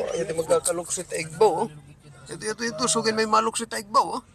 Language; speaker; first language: Filipino; non-native, local second language; Waray